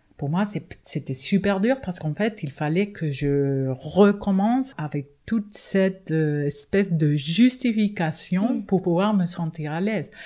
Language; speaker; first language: French; non-native, fluent; Spanish